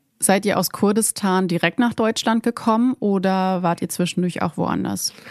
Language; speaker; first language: German; native; German